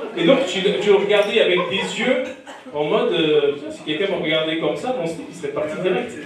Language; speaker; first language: French; non-native, fluent; Portuguese